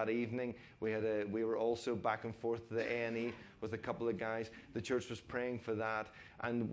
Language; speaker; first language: English; native; English